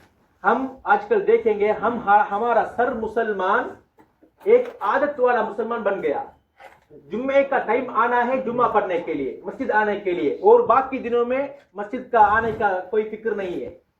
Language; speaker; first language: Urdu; non-native, local second language; Tamil